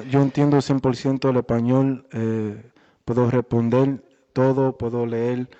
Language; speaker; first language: Spanish; early bilingual, heritage; Spanish